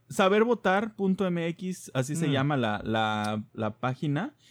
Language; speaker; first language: Spanish; native; Spanish